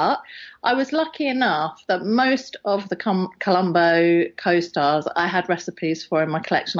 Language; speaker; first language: English; native; English